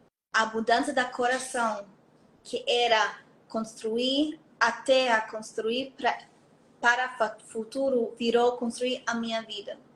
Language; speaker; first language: Portuguese; non-native, fluent; Hebrew